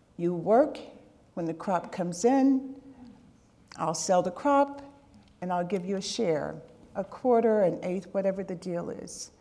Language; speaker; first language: English; native; English